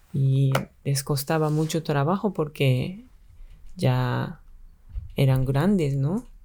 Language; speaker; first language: Spanish; non-native, fluent; Japanese